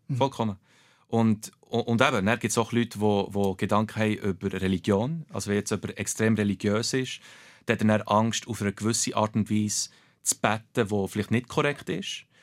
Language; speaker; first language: German; early bilingual, other home language; Portuguese